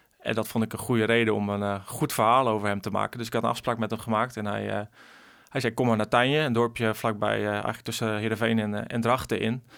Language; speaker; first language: Dutch; native; Dutch